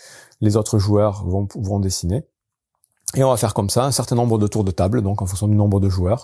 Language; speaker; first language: French; native; French